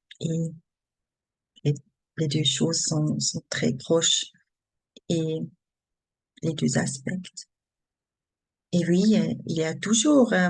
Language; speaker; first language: French; non-native, learner; German